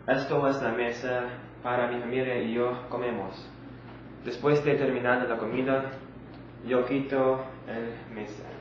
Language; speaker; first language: Spanish; non-native, learner; English